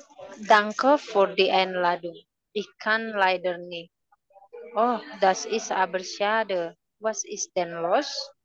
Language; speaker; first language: German; non-native, learner; Indonesian